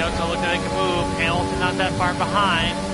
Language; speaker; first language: English; native; English